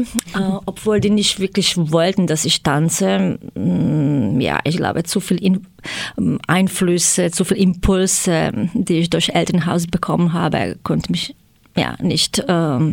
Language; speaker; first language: German; non-native, fluent; Croatian